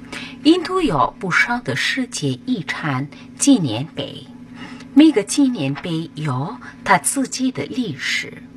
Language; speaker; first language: Chinese; non-native, fluent; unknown